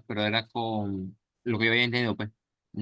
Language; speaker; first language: Spanish; native; Spanish